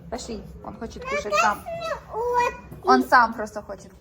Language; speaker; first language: Russian; early bilingual, heritage; Russian